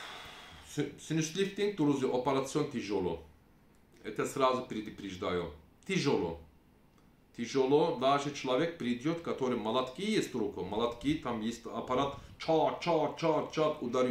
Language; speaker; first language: Russian; non-native, learner; Turkish